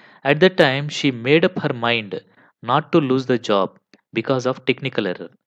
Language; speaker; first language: English; non-native, local second language; Telugu